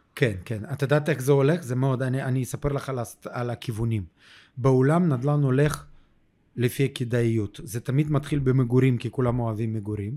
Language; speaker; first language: Hebrew; non-native, fluent; Russian